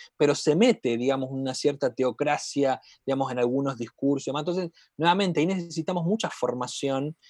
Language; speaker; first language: Spanish; native; Spanish